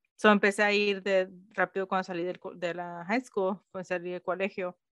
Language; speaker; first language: Spanish; early bilingual, heritage; Spanish